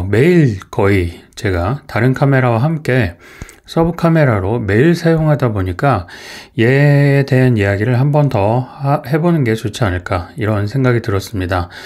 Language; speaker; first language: Korean; native; Korean